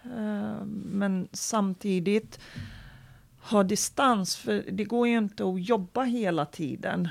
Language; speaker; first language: Swedish; non-native, fluent; Arabic